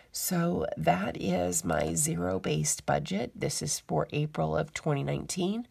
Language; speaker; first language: English; native; English